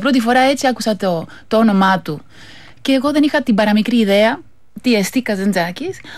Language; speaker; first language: Greek; non-native, fluent; Spanish